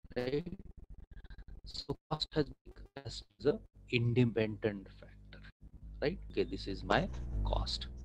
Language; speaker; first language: English; non-native, local second language; Marathi